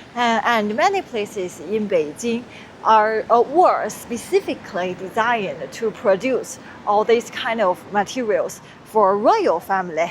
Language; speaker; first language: English; non-native, fluent; Chinese